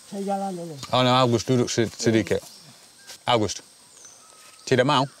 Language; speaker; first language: Indonesian; non-native, learner; English